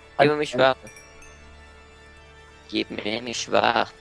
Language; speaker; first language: German; native; German